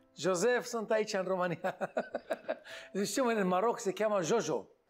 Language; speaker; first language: Romanian; non-native, learner; Hebrew